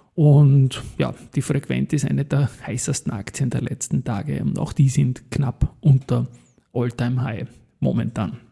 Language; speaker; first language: German; native; German